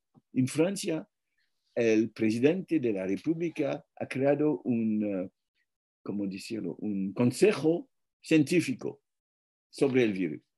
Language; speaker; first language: Spanish; non-native, fluent; French